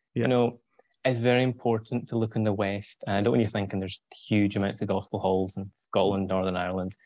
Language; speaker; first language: English; native; English